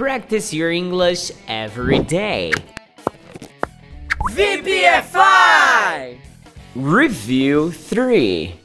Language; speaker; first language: English; non-native, fluent; Portuguese